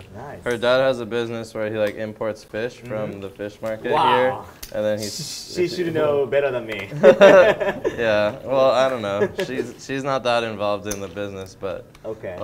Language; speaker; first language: English; native; English